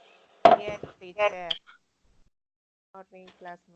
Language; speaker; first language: English; non-native, learner; Spanish